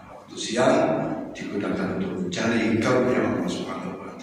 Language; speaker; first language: Indonesian; native; Indonesian